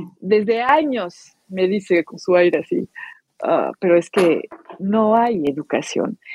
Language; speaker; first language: Spanish; non-native, fluent; French